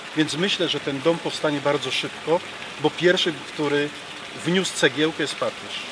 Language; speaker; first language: Polish; native; Polish